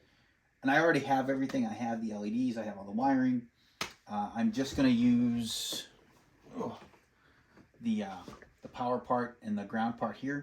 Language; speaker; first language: English; native; English